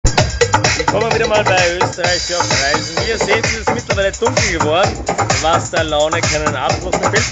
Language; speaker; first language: German; native; German